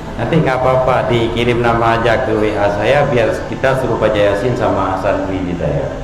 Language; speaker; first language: Malay; non-native, local second language; Achinese